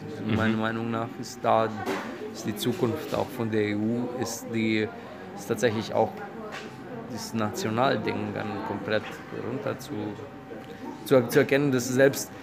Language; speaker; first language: German; non-native, fluent; Romanian